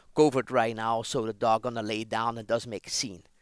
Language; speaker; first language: English; non-native, fluent; Dutch